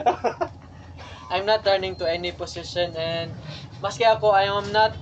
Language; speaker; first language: English; non-native, local second language; Cebuano